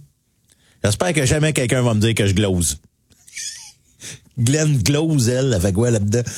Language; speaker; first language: French; native; French